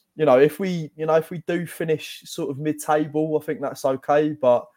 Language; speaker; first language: English; native; English